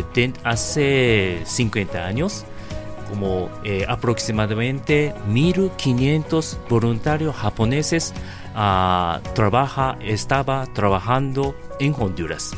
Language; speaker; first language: Spanish; non-native, fluent; Japanese